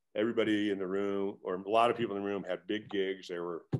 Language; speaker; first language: English; native; English